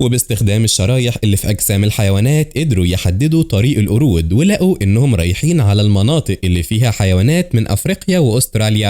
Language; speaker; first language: Arabic; native; Arabic